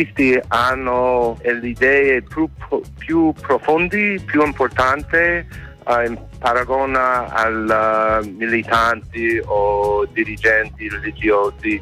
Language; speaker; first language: Italian; non-native, fluent; English